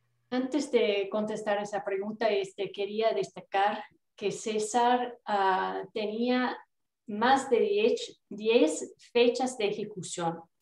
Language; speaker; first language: Spanish; non-native, fluent; English